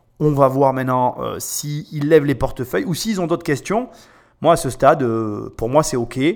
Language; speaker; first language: French; native; French